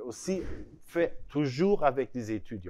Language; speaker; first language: French; non-native, learner; German